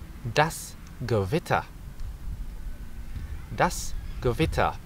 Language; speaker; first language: German; non-native, fluent; Indonesian